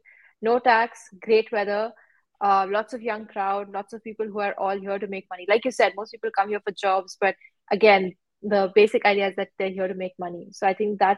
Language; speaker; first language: English; non-native, local second language; Hindi